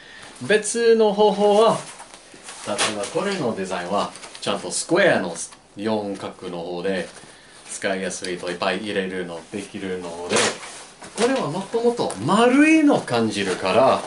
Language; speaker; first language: Japanese; non-native, learner; English